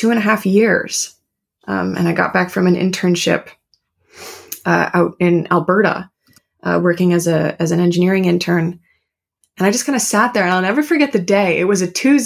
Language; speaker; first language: English; native; English